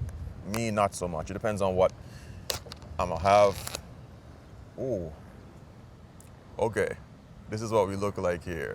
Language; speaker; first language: English; native; English